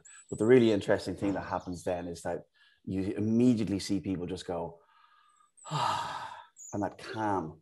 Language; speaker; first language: English; native; English